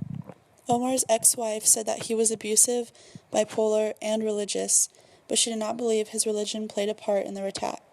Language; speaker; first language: English; native; English